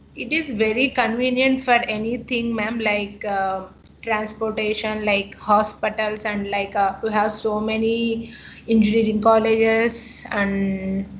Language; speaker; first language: English; non-native, local second language; Telugu